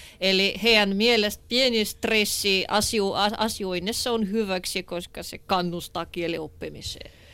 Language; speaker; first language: Finnish; non-native, fluent; Russian